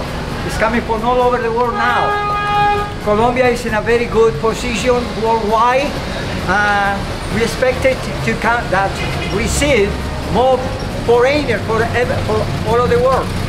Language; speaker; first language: English; non-native, learner; Spanish